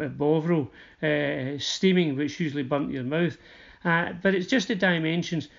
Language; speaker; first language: English; native; English